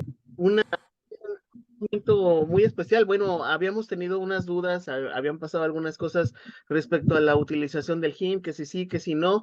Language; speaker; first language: Spanish; native; Spanish